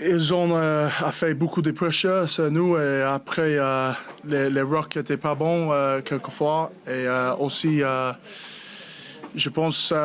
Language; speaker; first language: French; non-native, learner; English